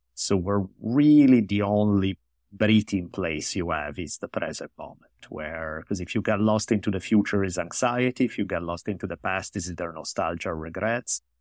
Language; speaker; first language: English; non-native, fluent; Italian